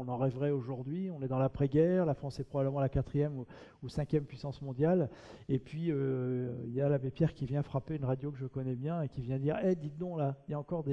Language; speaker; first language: French; native; French